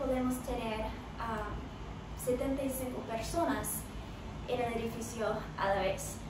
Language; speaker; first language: Spanish; non-native, learner; English